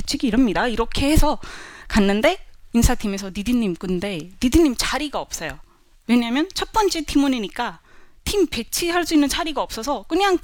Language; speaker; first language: Korean; non-native, fluent; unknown